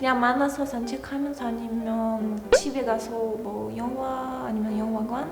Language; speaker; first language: Korean; non-native, fluent; Russian